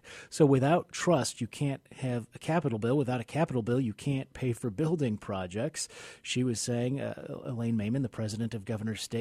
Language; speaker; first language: English; native; English